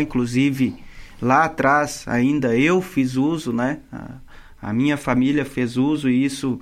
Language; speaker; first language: Portuguese; native; Portuguese